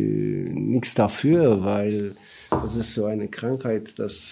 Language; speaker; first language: German; non-native, learner; Polish